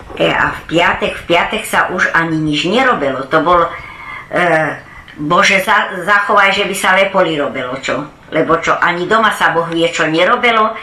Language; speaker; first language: Slovak; early bilingual, heritage; Slovak